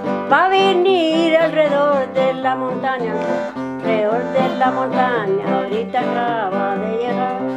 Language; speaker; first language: Spanish; native; Spanish